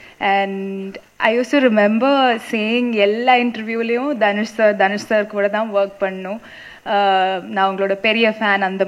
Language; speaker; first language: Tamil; non-native, fluent; Malayalam